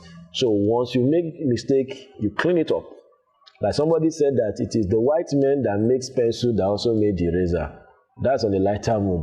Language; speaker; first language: English; non-native, local second language; Yoruba